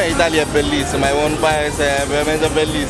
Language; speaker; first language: Italian; non-native, fluent; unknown